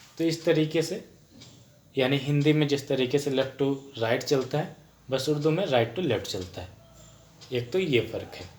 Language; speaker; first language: Hindi; native; Hindi